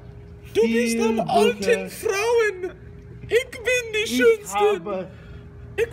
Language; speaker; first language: German; non-native, learner; English